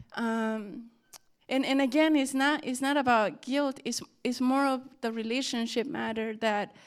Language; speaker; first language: English; early bilingual, other home language; Spanish